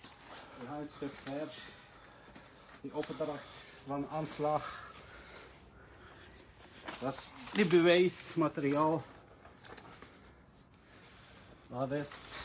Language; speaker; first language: Dutch; non-native, learner; Arabic